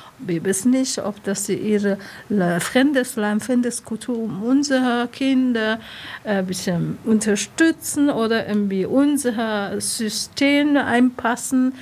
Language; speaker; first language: German; non-native, learner; Chinese